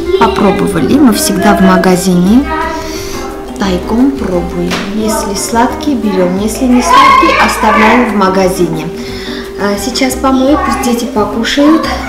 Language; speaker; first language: Russian; non-native, local second language; Armenian